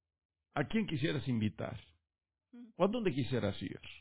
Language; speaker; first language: Spanish; native; Spanish